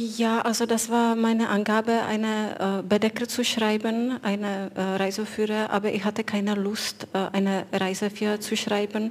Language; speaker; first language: German; non-native, fluent; Czech